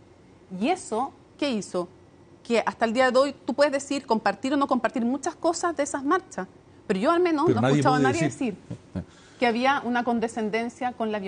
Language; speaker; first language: Spanish; native; Spanish